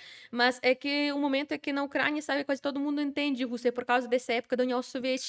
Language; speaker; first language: Portuguese; non-native, fluent; Ukrainian